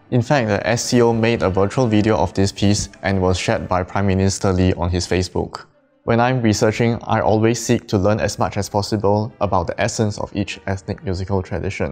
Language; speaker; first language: English; non-native, local second language; Chinese